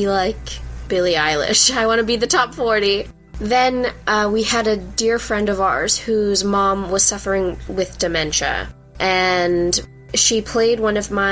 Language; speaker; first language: English; native; English